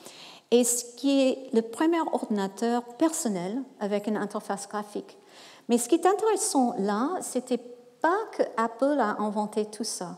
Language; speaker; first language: French; non-native, fluent; English